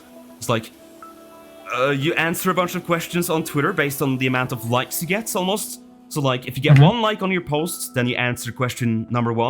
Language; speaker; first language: English; non-native, fluent; Norwegian